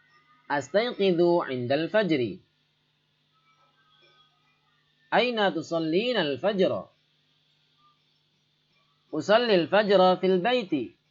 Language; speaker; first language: Arabic; non-native, fluent; Indonesian